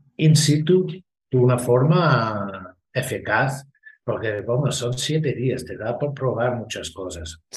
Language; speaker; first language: Spanish; non-native, fluent; English